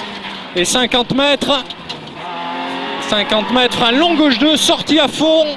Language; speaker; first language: French; native; French